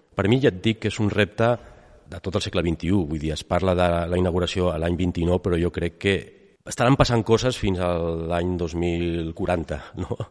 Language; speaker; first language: Catalan; native; Catalan